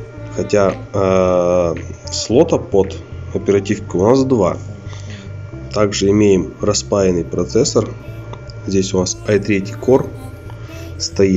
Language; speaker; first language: Russian; native; Russian